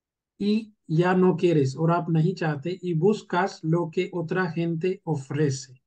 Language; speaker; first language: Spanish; non-native, fluent; Urdu